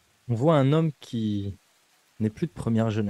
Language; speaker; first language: French; native; French